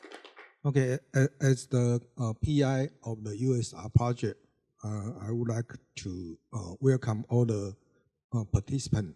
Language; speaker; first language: English; non-native, learner; Chinese